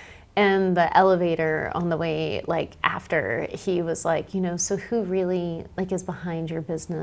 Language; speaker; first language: English; native; English